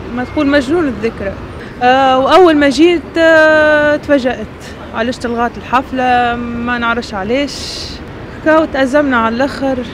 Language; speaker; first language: Arabic; native; Arabic